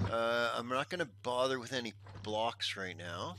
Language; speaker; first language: English; native; English